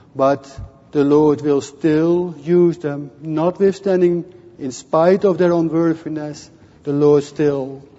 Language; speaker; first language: English; non-native, fluent; Dutch